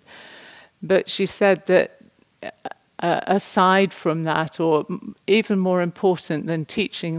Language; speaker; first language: English; native; English